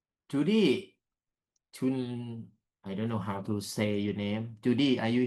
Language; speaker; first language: English; non-native, learner; Thai